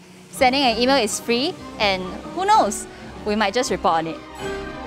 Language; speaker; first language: English; native; English